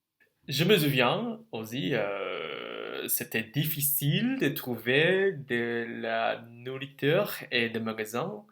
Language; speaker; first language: French; non-native, learner; Indonesian